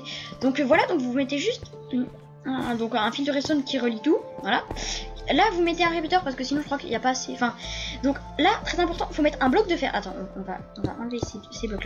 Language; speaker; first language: French; native; French